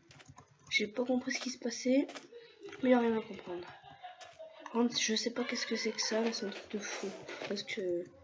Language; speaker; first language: French; native; French